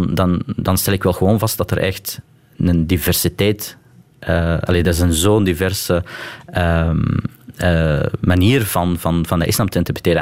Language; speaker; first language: Dutch; non-native, local second language; Arabic